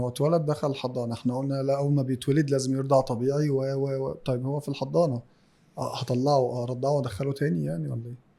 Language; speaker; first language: Arabic; native; Arabic